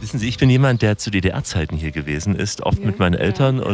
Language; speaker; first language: German; native; German